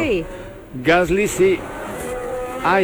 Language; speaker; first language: Spanish; native; Spanish